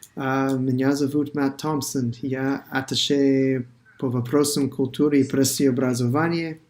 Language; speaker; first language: Russian; non-native, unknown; English